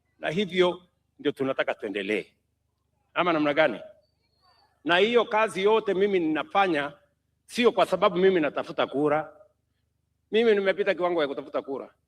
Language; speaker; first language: Swahili; non-native, local second language; Kalenjin